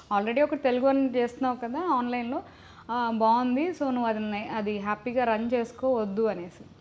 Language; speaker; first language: Telugu; native; Telugu